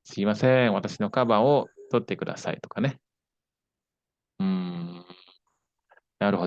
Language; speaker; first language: Japanese; non-native, fluent; Indonesian